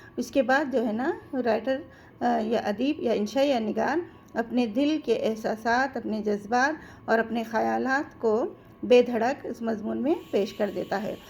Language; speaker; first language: Urdu; native; Urdu